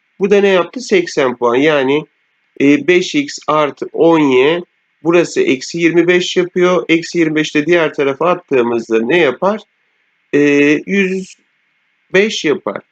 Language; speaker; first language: Turkish; native; Turkish